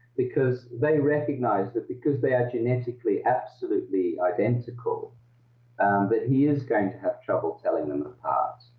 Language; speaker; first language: English; early bilingual, other home language; Dutch